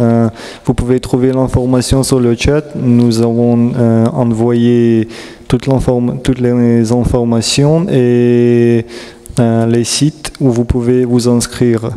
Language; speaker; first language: French; non-native, learner; Russian